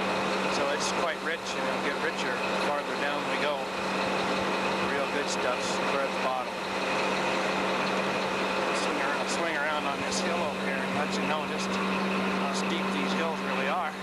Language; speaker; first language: English; native; English